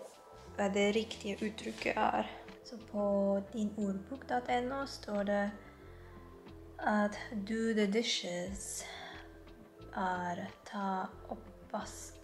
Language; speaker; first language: Norwegian; non-native, learner; Filipino